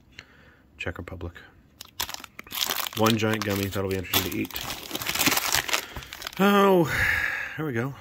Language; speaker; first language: English; native; English